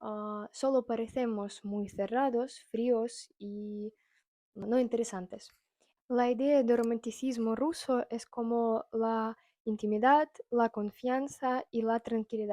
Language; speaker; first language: Spanish; non-native, fluent; Russian